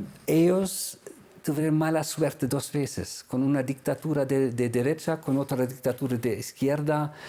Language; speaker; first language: Spanish; non-native, fluent; German